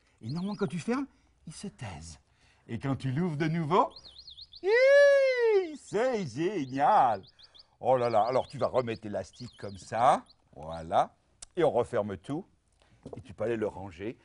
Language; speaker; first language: French; native; French